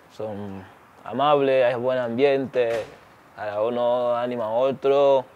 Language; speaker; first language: Spanish; non-native, fluent; Ganda